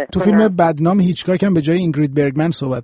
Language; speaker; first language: Persian; native; Persian